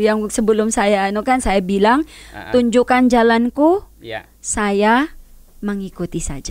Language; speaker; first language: Indonesian; non-native, learner; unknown